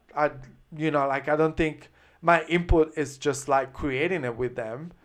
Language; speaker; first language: English; non-native, fluent; Italian